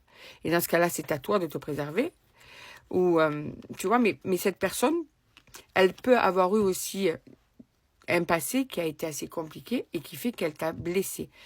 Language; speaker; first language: French; native; French